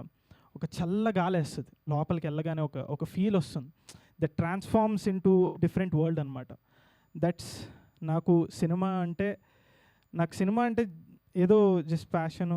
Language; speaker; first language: Telugu; native; Telugu